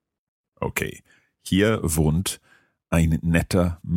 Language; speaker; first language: German; non-native, learner; English